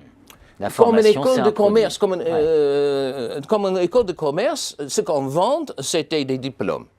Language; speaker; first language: French; non-native, fluent; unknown